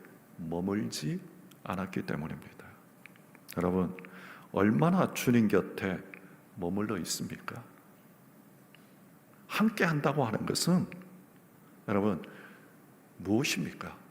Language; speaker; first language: Korean; native; Korean